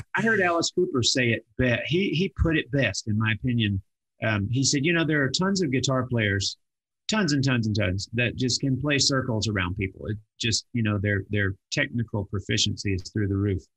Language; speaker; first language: English; native; English